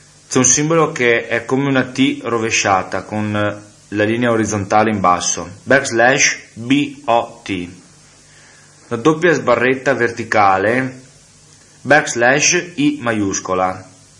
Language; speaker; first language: Italian; native; Italian